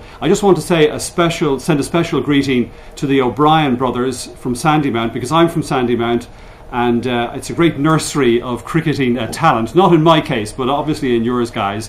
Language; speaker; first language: English; native; English